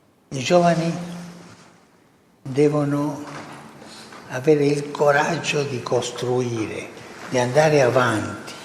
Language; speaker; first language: Italian; non-native, fluent; Spanish